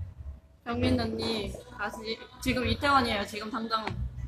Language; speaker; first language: Korean; non-native, fluent; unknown